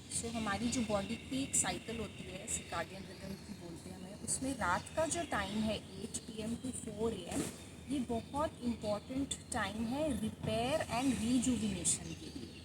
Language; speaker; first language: Hindi; native; Hindi